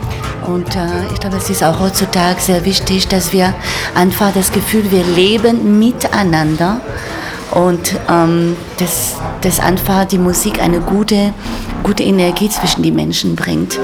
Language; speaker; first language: German; non-native, fluent; French